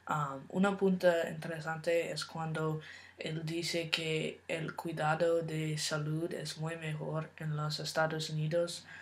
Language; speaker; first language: Spanish; non-native, learner; English